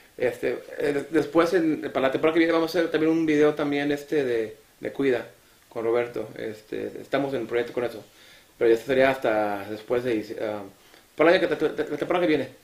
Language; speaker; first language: Spanish; native; Spanish